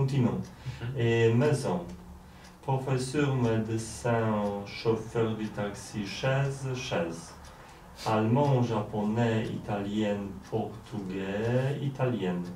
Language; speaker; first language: French; non-native, learner; Polish